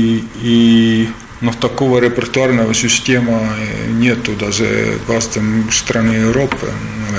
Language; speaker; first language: Russian; non-native, learner; Estonian